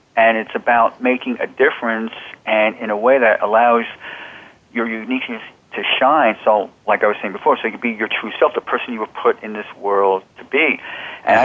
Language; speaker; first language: English; native; English